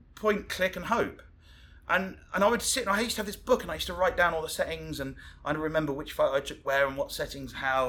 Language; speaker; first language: English; native; English